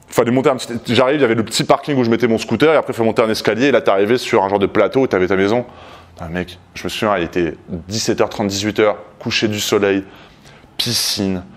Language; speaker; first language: French; native; French